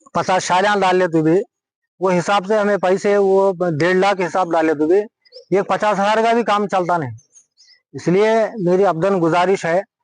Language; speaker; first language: Hindi; non-native, local second language; Urdu